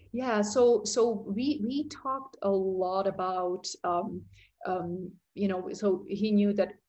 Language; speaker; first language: English; non-native, fluent; Czech